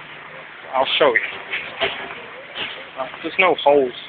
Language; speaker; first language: English; native; English